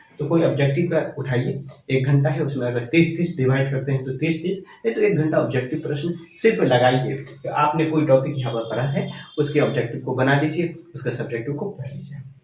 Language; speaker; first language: Hindi; native; Hindi